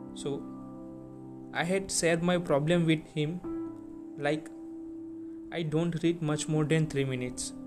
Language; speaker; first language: English; non-native, local second language; Gujarati